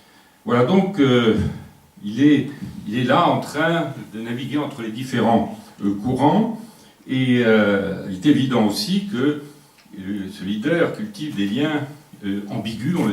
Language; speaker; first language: French; native; French